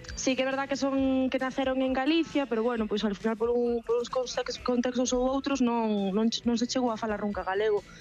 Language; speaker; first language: Galician; non-native, local second language; Spanish